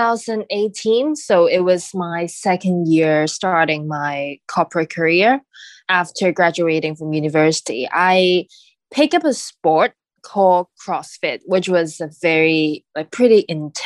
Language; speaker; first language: English; non-native, local second language; Cantonese